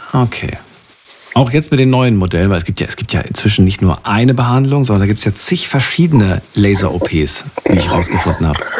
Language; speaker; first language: German; native; German